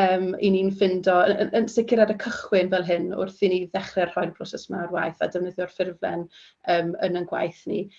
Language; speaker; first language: Welsh; native; Welsh